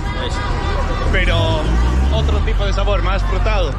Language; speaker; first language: Spanish; non-native, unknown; Danish